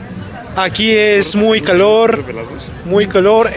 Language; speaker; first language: Spanish; non-native, learner; Bulgarian